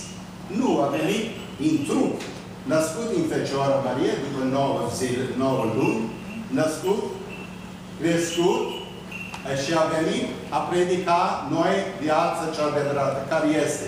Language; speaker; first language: Romanian; early bilingual, heritage; Romanian